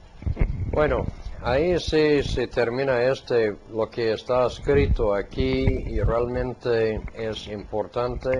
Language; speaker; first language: Spanish; non-native, fluent; English